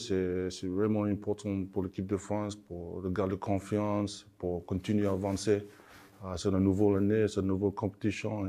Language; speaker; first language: French; non-native, learner; English